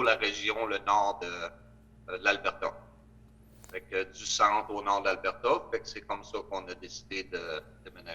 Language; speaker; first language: French; native; French